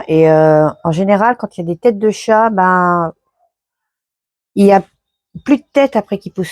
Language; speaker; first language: French; native; French